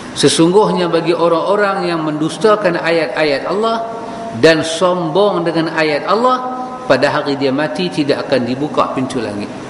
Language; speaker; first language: Malay; native; Malay